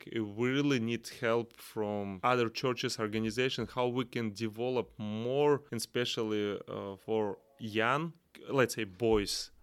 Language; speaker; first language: English; non-native, learner; Kazakh